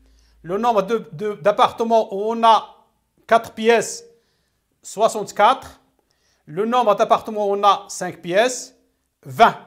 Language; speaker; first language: French; non-native, local second language; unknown